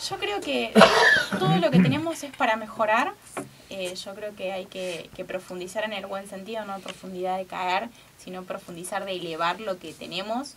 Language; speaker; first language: Spanish; native; Spanish